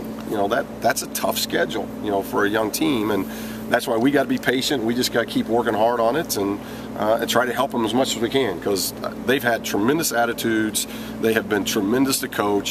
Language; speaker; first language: English; native; English